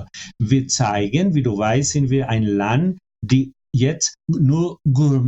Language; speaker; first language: German; non-native, fluent; Spanish